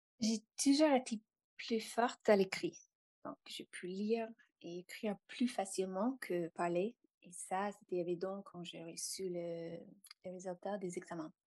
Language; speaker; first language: French; non-native, fluent; English